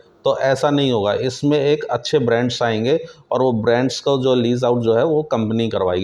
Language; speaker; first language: Hindi; native; Hindi